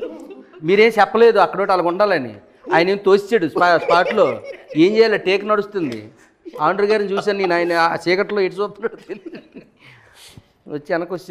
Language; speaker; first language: Telugu; native; Telugu